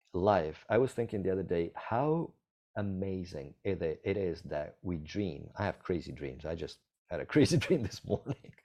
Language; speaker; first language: English; non-native, fluent; Italian